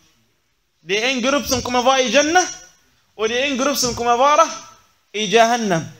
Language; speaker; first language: Swedish; non-native, fluent; Arabic